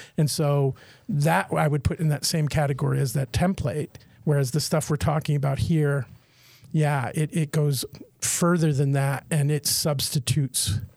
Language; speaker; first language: English; native; English